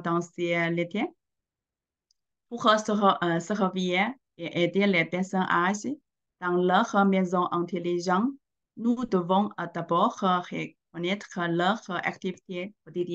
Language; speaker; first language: French; non-native, learner; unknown